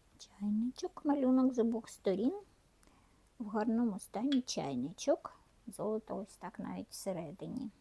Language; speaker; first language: Ukrainian; non-native, local second language; Russian